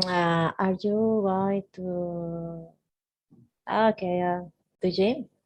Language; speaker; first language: English; non-native, learner; Spanish